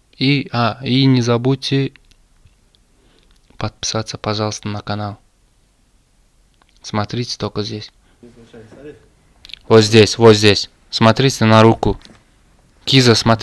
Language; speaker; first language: Russian; non-native, learner; Turkmen